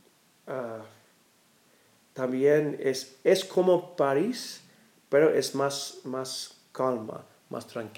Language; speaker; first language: Spanish; non-native, learner; English